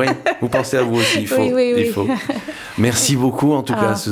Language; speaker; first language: French; native; French